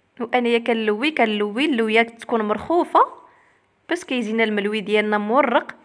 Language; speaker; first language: Arabic; native; Arabic